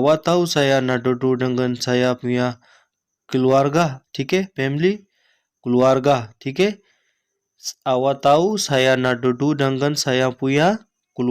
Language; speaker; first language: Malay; non-native, learner; Urdu